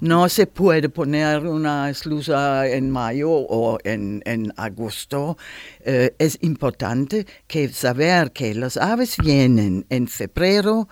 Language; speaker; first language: Spanish; non-native, learner; German